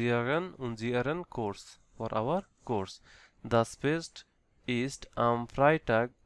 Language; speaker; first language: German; non-native, learner; Bangla